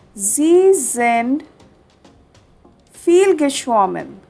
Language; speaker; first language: German; non-native, fluent; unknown